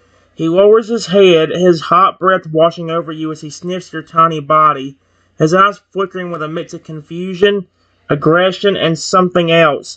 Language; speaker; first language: English; native; English